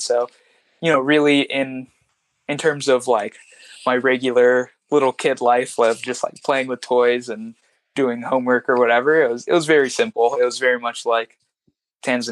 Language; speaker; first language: English; non-native, local second language; Swahili